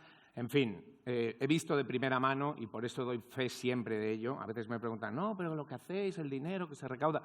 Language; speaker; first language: Spanish; native; Spanish